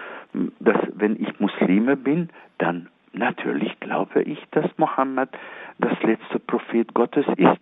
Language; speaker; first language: German; non-native, fluent; Arabic